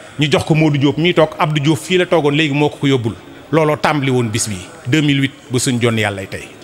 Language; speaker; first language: Wolof; native; Wolof